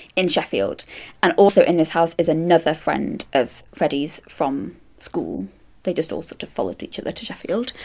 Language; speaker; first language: English; native; English